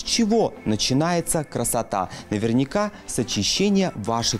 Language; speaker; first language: Russian; native; Russian